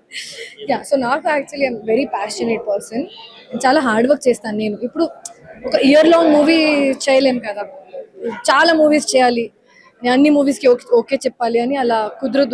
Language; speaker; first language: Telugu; non-native, fluent; Hindi